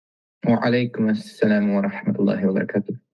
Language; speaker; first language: Arabic; non-native, learner; Polish